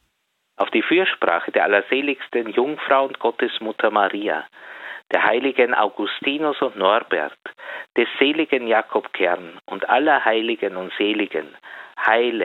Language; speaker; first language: German; native; German